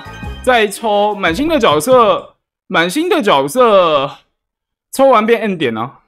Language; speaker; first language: Chinese; native; Chinese